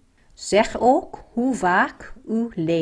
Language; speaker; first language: Dutch; non-native, fluent; Vietnamese